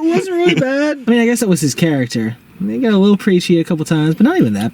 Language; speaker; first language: English; native; English